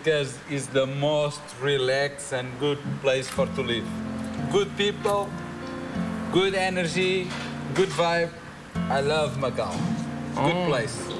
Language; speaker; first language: English; non-native, learner; Portuguese